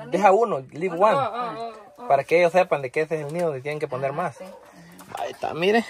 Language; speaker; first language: Spanish; native; Spanish